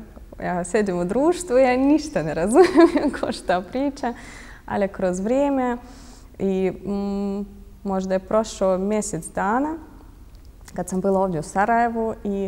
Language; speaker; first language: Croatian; non-native, fluent; Russian